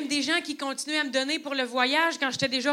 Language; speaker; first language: French; native; French